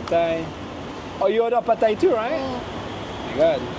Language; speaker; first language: English; non-native, fluent; French